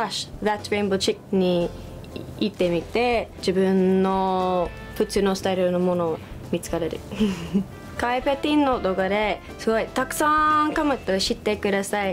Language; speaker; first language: Japanese; non-native, learner; English